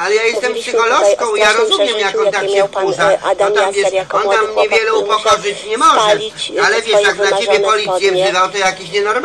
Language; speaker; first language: Polish; native; Polish